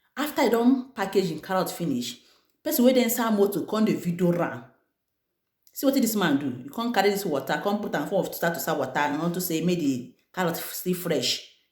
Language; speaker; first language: Nigerian Pidgin; non-native, local second language; Igbo